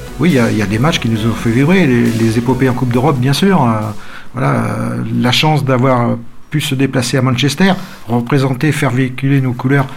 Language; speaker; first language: French; native; French